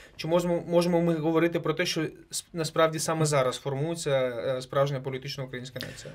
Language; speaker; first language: Ukrainian; non-native, local second language; Crimean Tatar